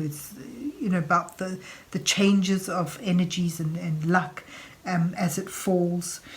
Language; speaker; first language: English; native; English